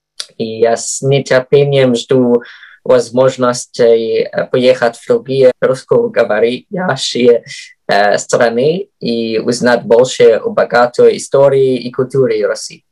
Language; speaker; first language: Russian; non-native, fluent; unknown